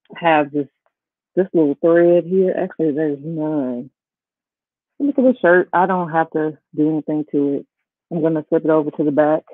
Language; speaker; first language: English; native; English